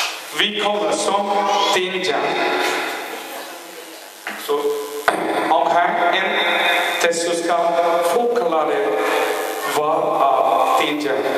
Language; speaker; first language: Swedish; non-native, learner; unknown